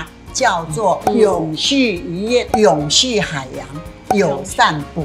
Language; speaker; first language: Chinese; native; Chinese